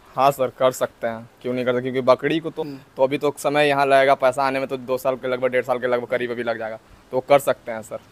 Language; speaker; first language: Hindi; native; Hindi